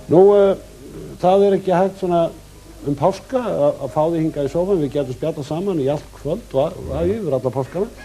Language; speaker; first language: Icelandic; native; Icelandic